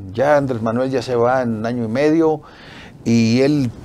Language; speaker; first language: Spanish; native; Spanish